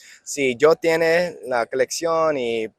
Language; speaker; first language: Spanish; non-native, learner; English